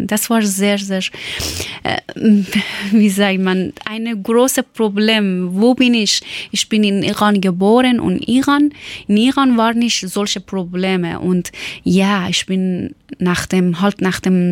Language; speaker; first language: German; non-native, learner; Persian